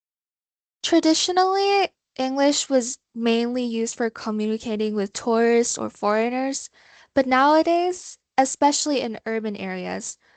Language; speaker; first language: English; non-native, fluent; Thai